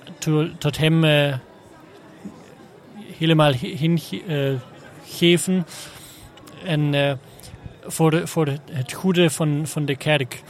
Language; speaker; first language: Dutch; non-native, learner; German